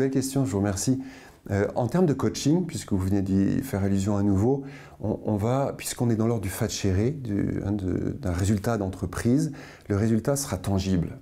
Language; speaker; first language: French; native; French